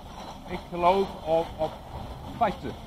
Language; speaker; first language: Dutch; non-native, learner; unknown